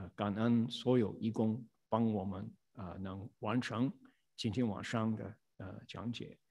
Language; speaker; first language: Chinese; non-native, fluent; English